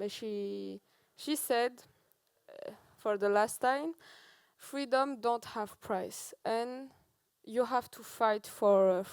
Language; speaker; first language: English; non-native, learner; Persian